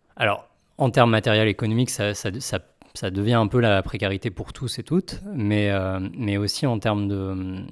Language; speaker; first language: French; native; French